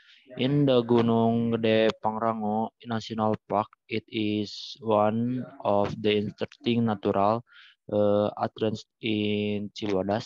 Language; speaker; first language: English; non-native, learner; Indonesian